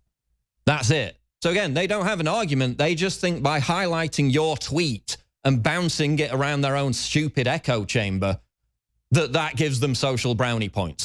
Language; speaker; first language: English; native; English